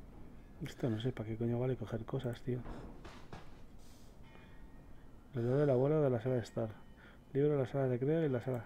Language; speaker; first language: Spanish; native; Spanish